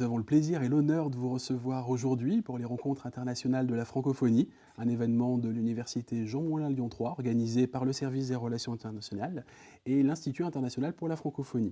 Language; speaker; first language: French; native; French